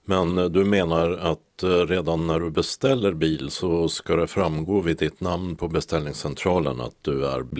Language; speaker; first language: Swedish; native; Swedish